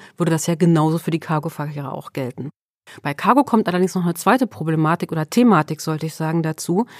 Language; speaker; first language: German; early bilingual, other home language; Swedish